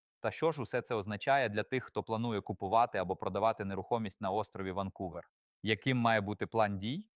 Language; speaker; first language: Ukrainian; native; Ukrainian